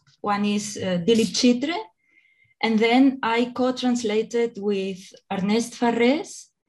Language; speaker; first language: English; non-native, fluent; Catalan